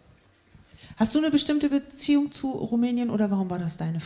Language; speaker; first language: German; native; German